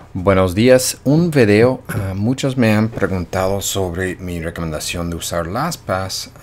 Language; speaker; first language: Spanish; non-native, fluent; English